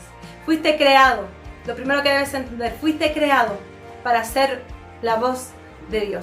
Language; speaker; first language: Spanish; native; Spanish